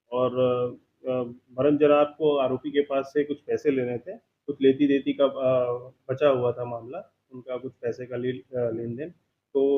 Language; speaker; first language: Hindi; non-native, local second language; Gujarati